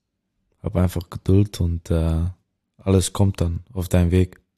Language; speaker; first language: German; non-native, learner; Dutch